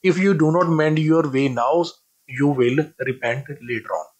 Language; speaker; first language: English; non-native, local second language; Punjabi